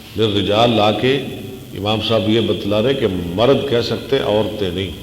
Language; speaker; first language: Urdu; non-native, local second language; Punjabi